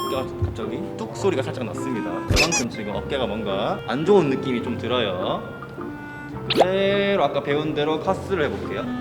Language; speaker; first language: Korean; native; Korean